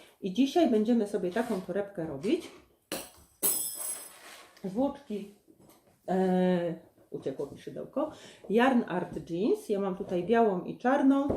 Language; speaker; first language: Polish; native; Polish